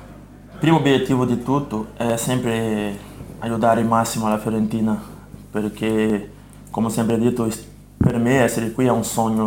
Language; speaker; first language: Italian; non-native, fluent; Portuguese